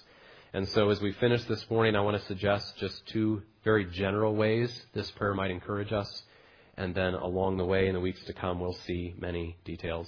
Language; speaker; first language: English; native; English